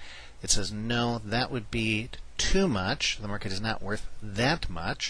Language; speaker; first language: English; native; English